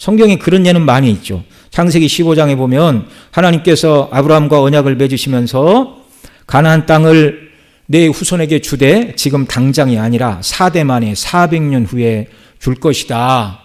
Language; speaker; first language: Korean; native; Korean